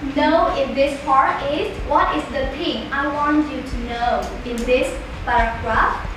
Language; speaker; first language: English; non-native, learner; Vietnamese